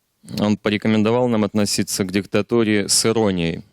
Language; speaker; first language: Russian; native; Russian